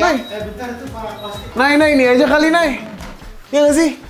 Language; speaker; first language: Indonesian; native; Indonesian